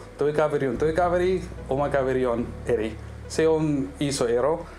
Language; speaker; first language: Finnish; non-native, learner; Urdu